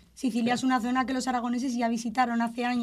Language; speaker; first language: Spanish; native; Spanish